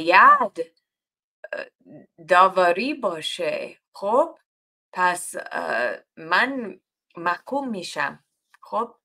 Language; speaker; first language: Persian; non-native, learner; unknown